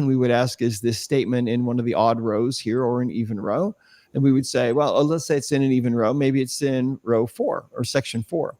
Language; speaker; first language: English; native; English